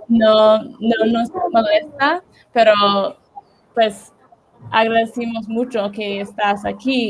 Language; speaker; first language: Spanish; non-native, learner; English